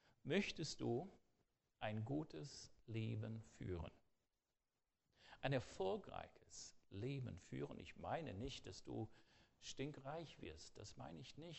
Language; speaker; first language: German; non-native, fluent; English